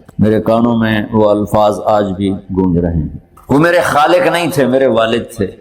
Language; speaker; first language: Urdu; non-native, local second language; Punjabi